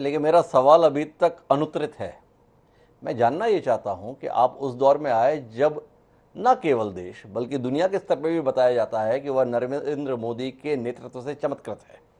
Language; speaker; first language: Hindi; native; Hindi